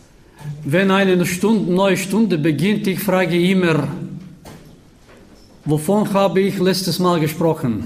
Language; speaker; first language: German; non-native, fluent; Bulgarian